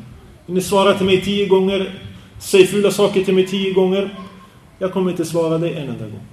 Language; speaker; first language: Swedish; early bilingual, other home language; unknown